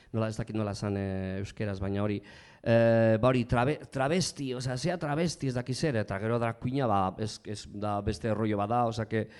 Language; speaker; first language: Basque; non-native, local second language; Spanish